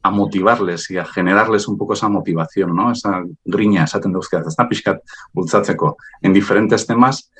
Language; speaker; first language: Spanish; non-native, local second language; Basque